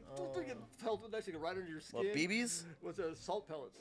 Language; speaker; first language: English; native; English